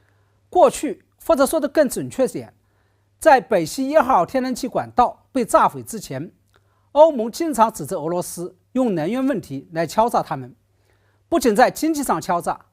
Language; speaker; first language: Chinese; native; Chinese